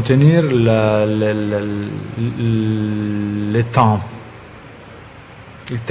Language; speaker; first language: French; non-native, fluent; Italian